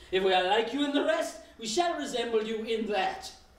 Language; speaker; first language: English; native; English